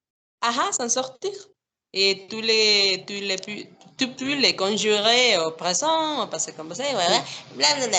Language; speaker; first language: French; non-native, fluent; Spanish